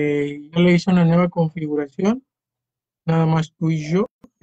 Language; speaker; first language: Spanish; native; Spanish